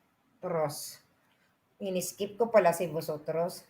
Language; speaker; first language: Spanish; non-native, fluent; Filipino